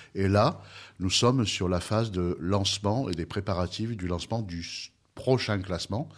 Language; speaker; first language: French; native; French